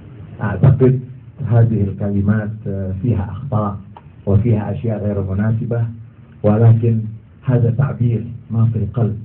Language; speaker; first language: Arabic; non-native, fluent; Indonesian